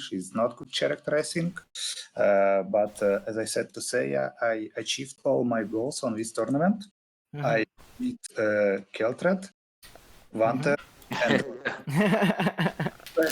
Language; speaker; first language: English; non-native, fluent; Russian